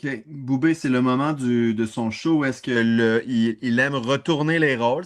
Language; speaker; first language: French; native; French